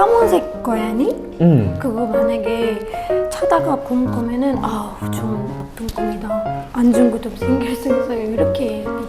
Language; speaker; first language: Korean; non-native, learner; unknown